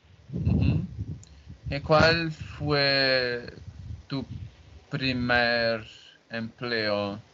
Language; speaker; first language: Spanish; non-native, learner; Portuguese